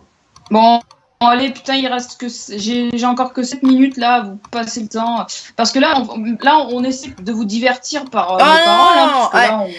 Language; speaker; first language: French; native; French